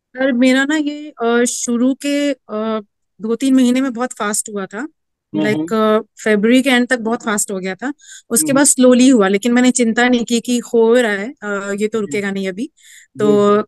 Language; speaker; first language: Hindi; native; Hindi